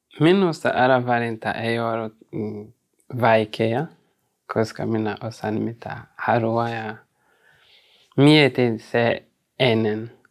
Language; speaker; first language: Finnish; non-native, learner; Rundi